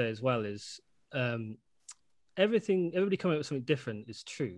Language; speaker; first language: English; native; English